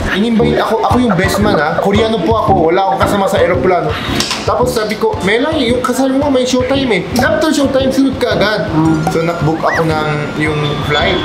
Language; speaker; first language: Filipino; non-native, fluent; Korean